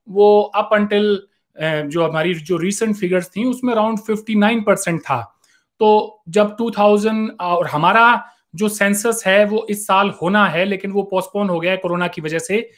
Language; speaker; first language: Hindi; native; Hindi